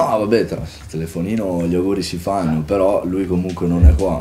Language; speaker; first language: Italian; native; Italian